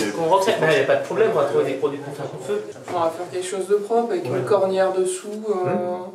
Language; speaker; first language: French; native; French